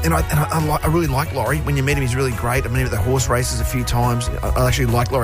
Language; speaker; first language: English; native; English